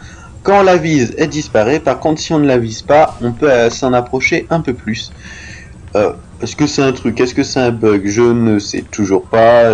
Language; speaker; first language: French; native; French